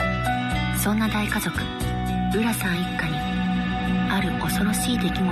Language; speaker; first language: Japanese; native; Japanese